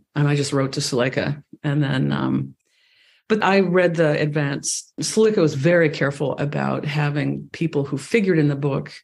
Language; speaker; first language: English; native; English